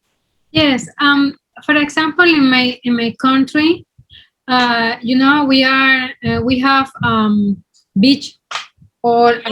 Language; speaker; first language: English; non-native, learner; Spanish